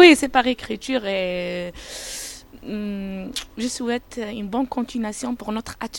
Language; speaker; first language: French; non-native, learner; Arabic